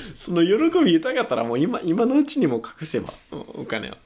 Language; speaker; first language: Japanese; non-native, fluent; English